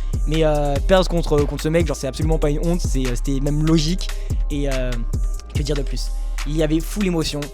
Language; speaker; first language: French; native; French